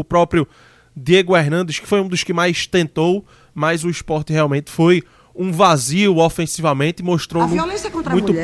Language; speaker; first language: Portuguese; native; Portuguese